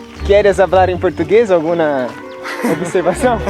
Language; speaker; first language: Spanish; non-native, learner; Portuguese